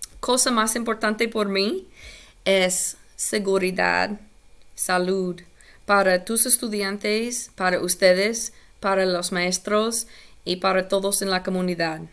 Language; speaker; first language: Spanish; non-native, learner; English